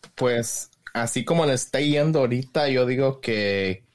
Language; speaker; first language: Spanish; early bilingual, heritage; Spanish